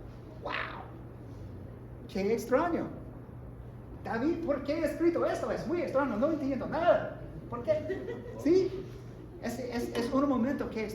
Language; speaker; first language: Spanish; non-native, learner; English